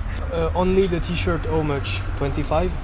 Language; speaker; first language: English; non-native, learner; French